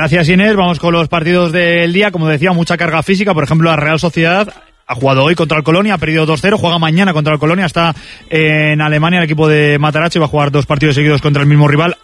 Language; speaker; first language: Spanish; native; Spanish